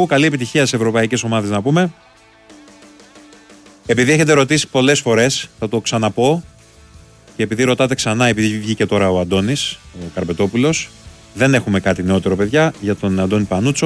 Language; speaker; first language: Greek; native; Greek